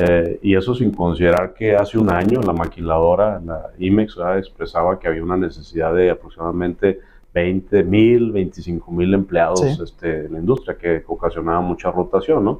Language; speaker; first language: Spanish; native; Spanish